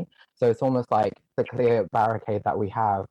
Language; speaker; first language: English; native; English